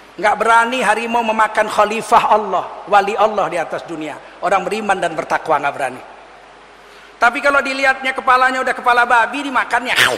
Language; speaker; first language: Indonesian; native; Indonesian